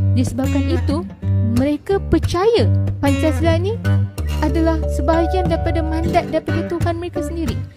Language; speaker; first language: Malay; native; Malay